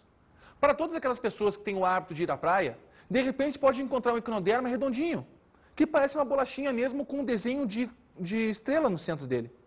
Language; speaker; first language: Portuguese; native; Portuguese